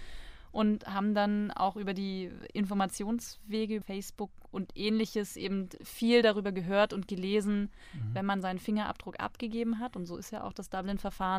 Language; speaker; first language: German; native; German